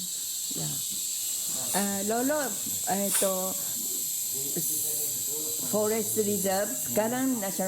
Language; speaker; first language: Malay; non-native, fluent; Japanese